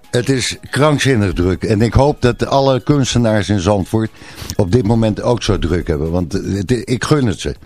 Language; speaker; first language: Dutch; native; Dutch